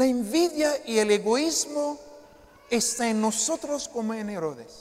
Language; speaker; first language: Spanish; non-native, fluent; Haitian Creole